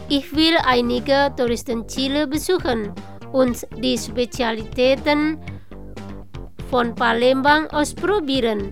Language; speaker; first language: German; non-native, fluent; Indonesian